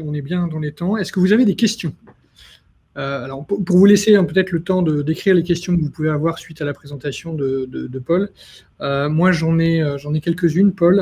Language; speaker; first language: French; native; French